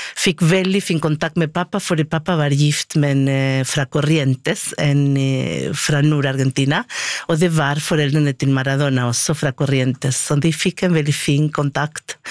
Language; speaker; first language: Norwegian; non-native, fluent; Spanish